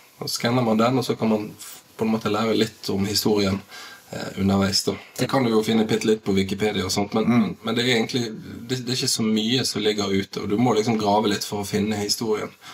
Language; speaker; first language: Norwegian; native; Norwegian